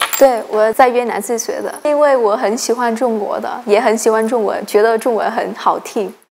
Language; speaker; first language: Chinese; non-native, fluent; Vietnamese